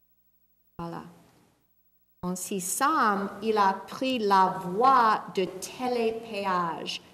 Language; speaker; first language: French; non-native, fluent; English